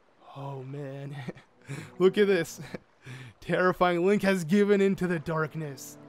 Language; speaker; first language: English; native; English